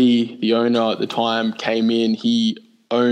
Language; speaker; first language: English; native; English